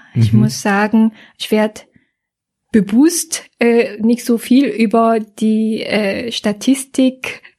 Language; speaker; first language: German; non-native, fluent; Korean